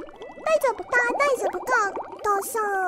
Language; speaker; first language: Japanese; non-native, learner; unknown